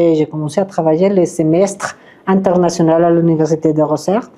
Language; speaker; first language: French; non-native, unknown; Spanish